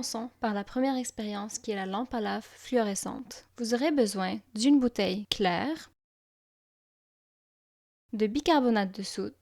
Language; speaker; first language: French; native; French